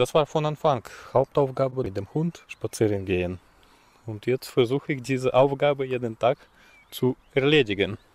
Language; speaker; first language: German; non-native, fluent; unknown